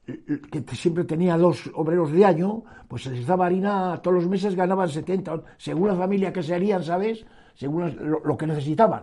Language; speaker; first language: Spanish; native; Spanish